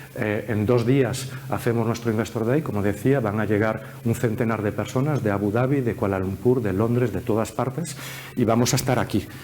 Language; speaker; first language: Spanish; early bilingual, heritage; Spanish